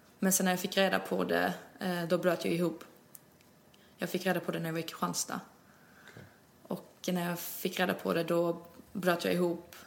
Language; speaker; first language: Swedish; early bilingual, other home language; Albanian